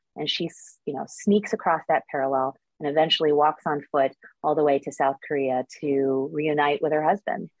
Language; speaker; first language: English; early bilingual, other home language; Korean